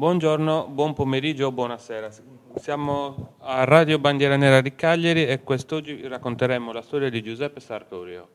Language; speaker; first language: Italian; native; Italian